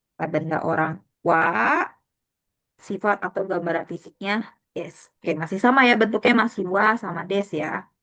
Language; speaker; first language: Indonesian; native; Indonesian